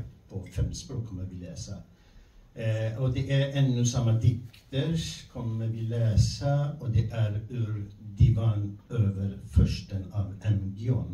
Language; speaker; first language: Swedish; non-native, fluent; Kurdish